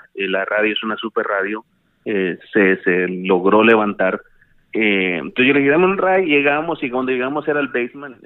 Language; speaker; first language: Spanish; native; Spanish